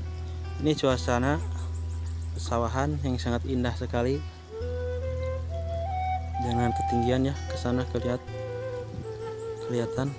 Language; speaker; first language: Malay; non-native, local second language; Sundanese